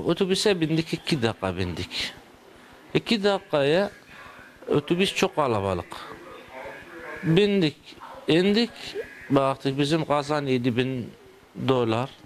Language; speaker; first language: Turkish; non-native, learner; Arabic